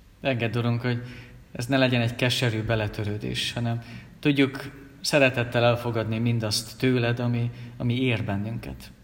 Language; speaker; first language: Hungarian; native; Hungarian